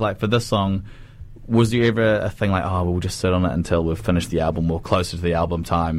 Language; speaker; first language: English; native; English